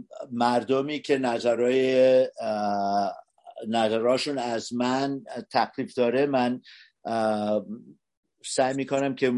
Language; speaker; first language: Persian; early bilingual, heritage; Persian